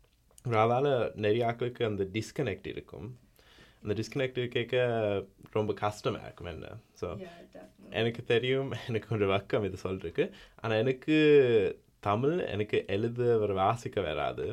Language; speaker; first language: Tamil; early bilingual, heritage; Tamil